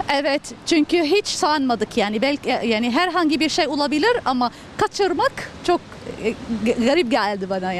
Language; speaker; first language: Turkish; non-native, learner; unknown